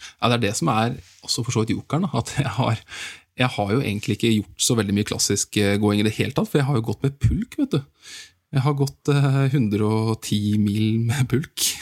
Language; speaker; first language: Norwegian; native; Norwegian